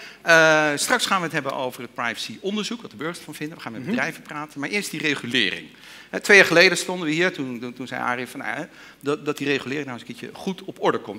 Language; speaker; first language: Dutch; native; Dutch